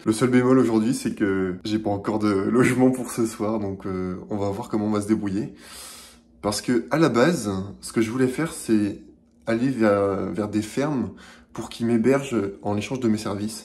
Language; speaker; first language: French; native; French